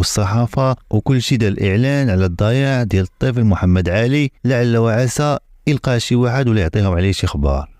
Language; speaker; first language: Arabic; native; Arabic